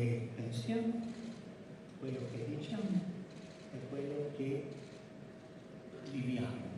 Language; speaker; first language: Italian; non-native, fluent; Spanish